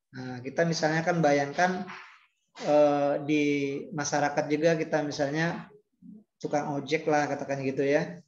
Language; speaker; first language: Indonesian; native; Indonesian